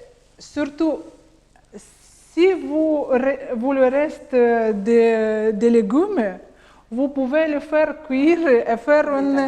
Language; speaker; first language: French; non-native, learner; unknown